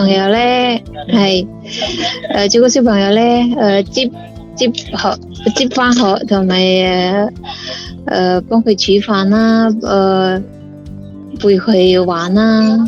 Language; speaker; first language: Cantonese; non-native, fluent; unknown